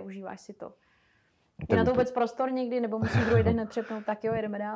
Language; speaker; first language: Czech; native; Czech